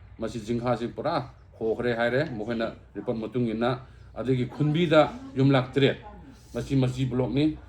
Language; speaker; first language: Manipuri; non-native, local second language; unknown